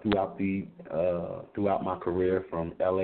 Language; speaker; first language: English; native; English